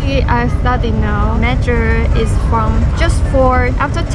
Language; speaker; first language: English; non-native, learner; Chinese